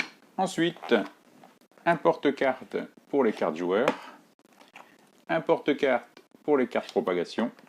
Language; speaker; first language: French; native; French